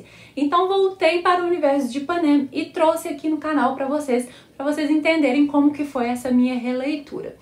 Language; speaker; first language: Portuguese; native; Portuguese